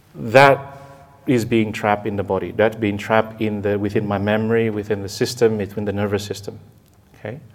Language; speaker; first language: English; non-native, fluent; Indonesian